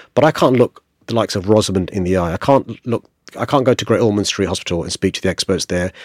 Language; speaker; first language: English; native; English